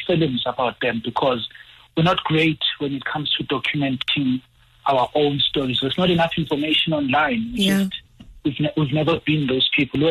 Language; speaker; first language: English; non-native, local second language; Zulu